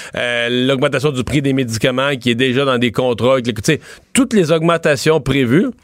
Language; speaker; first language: French; native; French